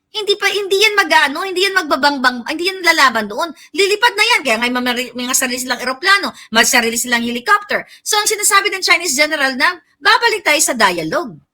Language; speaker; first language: Filipino; non-native, local second language; Cebuano